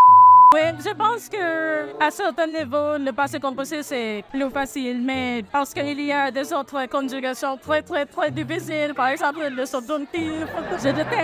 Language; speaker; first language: French; non-native, fluent; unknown